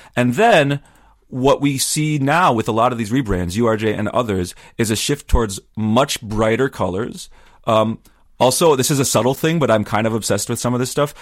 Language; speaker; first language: English; native; English